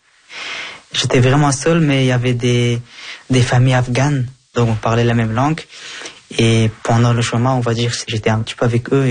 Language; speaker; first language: French; early bilingual, other home language; Persian